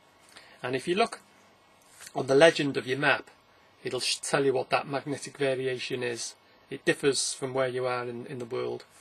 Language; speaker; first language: English; native; English